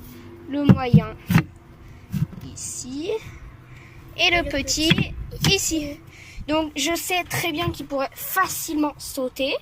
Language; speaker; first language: French; native; French